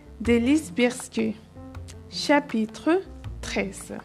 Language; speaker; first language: French; non-native, fluent; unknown